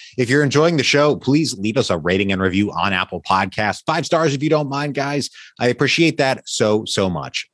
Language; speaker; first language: English; non-native, fluent; Chinese